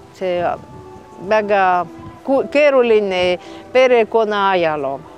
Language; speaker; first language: Estonian; early bilingual, heritage; Estonian